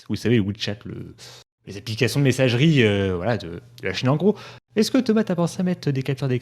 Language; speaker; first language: French; native; French